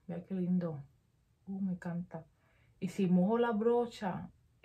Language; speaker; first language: Spanish; early bilingual, heritage; Spanish